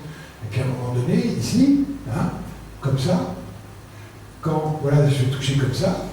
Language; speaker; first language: French; native; French